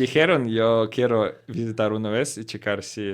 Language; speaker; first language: Spanish; non-native, learner; Russian